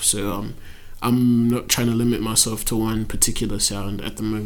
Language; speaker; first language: English; native; English